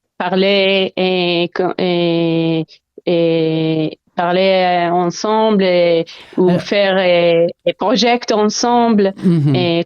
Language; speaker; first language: French; non-native, learner; Hebrew